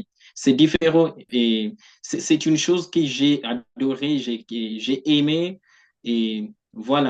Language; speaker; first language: French; non-native, fluent; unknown